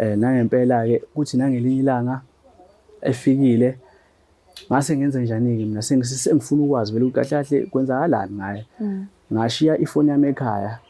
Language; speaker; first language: Zulu; native; Zulu